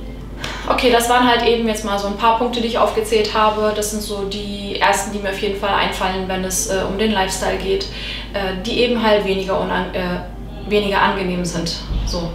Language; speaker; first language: German; native; German